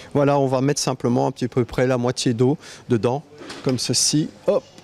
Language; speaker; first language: French; native; French